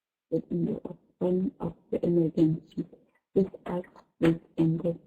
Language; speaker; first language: English; non-native, learner; Indonesian